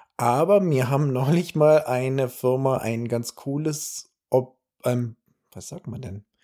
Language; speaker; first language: German; early bilingual, heritage; German